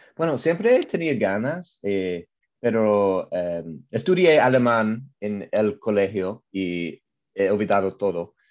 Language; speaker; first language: Spanish; non-native, learner; English